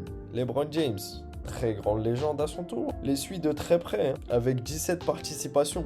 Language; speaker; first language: French; native; French